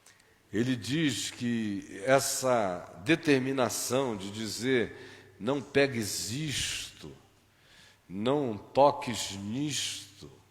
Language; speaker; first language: Portuguese; native; Portuguese